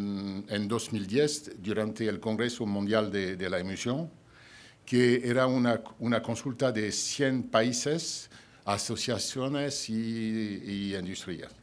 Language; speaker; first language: Spanish; non-native, fluent; French